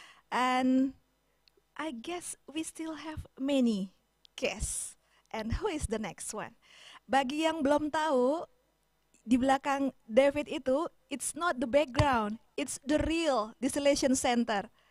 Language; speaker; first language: English; non-native, fluent; Indonesian